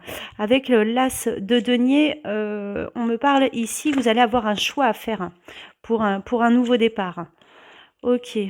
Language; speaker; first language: French; native; French